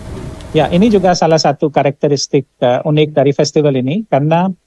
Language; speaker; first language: Indonesian; non-native, fluent; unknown